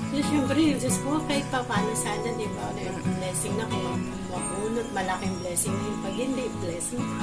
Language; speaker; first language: Filipino; non-native, local second language; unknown